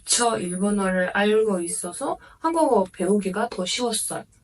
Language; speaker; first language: Korean; non-native, fluent; Azerbaijani